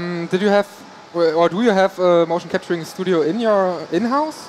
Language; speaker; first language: English; non-native, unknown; German